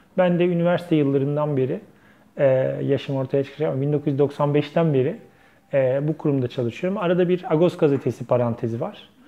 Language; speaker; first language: Turkish; native; Turkish